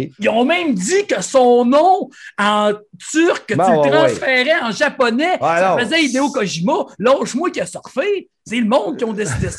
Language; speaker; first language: French; native; French